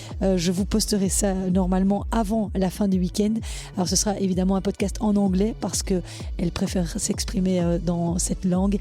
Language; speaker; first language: French; native; French